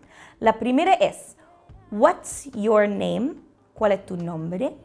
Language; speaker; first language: Spanish; non-native, fluent; English